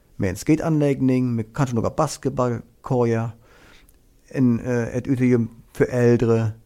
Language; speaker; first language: Swedish; non-native, fluent; German